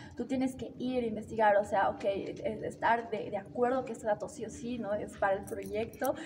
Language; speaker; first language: Spanish; native; Spanish